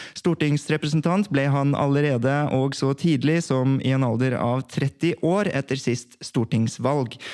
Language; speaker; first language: Norwegian; early bilingual, other home language; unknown